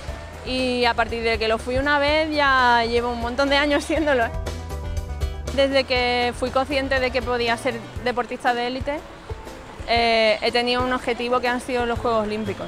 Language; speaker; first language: Spanish; native; Spanish